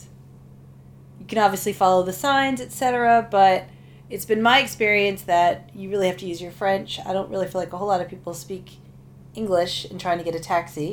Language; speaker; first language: English; native; English